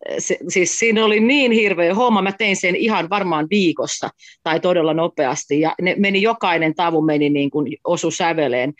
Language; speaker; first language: Finnish; native; Finnish